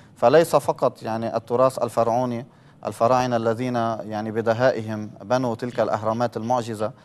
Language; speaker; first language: Arabic; native; Arabic